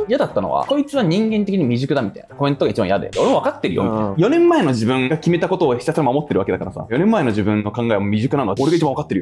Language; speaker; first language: Japanese; native; Japanese